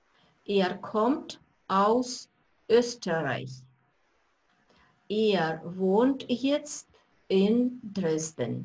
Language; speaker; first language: German; non-native, fluent; Russian